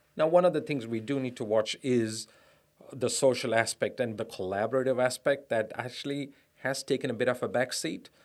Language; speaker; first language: English; non-native, local second language; Tamil